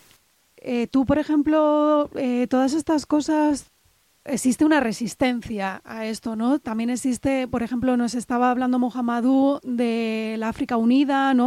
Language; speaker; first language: Spanish; native; Spanish